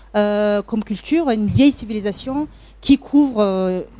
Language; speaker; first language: French; non-native, fluent; Mongolian